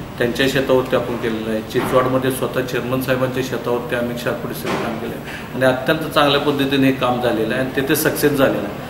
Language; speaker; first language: Marathi; native; Marathi